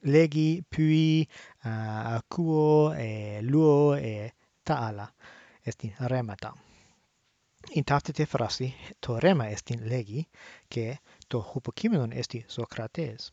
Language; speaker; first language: Greek; non-native, learner; English